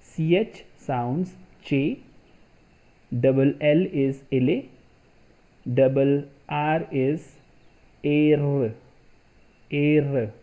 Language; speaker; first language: English; non-native, local second language; Hindi